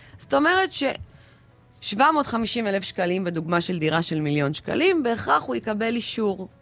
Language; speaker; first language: Hebrew; early bilingual, other home language; Russian